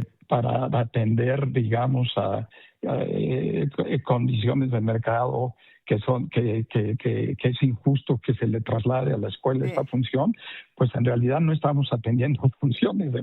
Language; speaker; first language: Spanish; native; Spanish